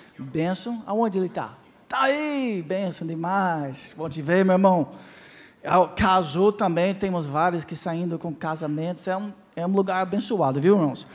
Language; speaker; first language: Portuguese; non-native, fluent; English